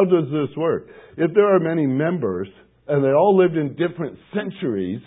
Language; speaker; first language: English; native; English